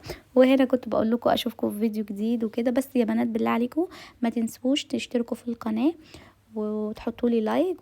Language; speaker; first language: Arabic; native; Arabic